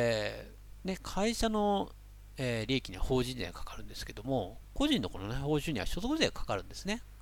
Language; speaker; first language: Japanese; native; Japanese